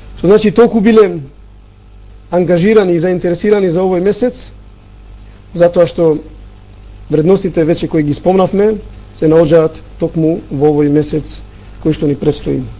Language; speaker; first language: Macedonian; non-native, local second language; Albanian